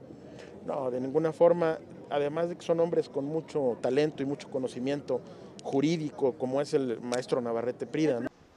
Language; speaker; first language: Spanish; native; Spanish